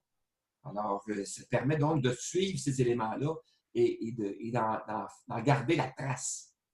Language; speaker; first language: French; native; French